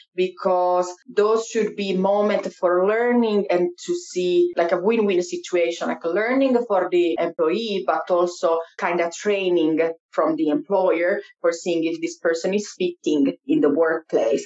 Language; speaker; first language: English; non-native, fluent; Italian